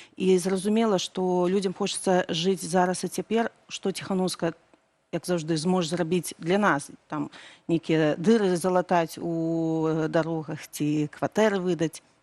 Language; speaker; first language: Belarusian; non-native, local second language; Russian